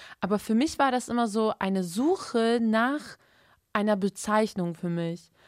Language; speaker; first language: German; early bilingual, other home language; Turkish